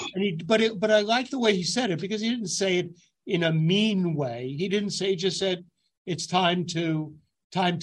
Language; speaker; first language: English; native; English